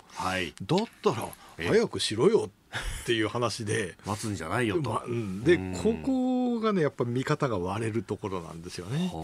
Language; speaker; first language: Japanese; native; Japanese